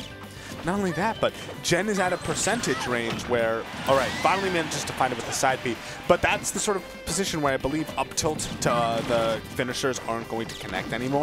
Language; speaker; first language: English; native; English